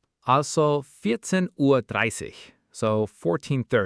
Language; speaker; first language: German; non-native, learner; English